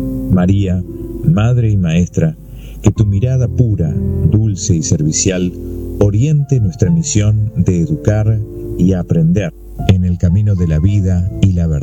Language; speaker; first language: Spanish; native; Spanish